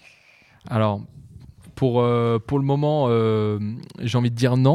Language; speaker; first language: French; native; French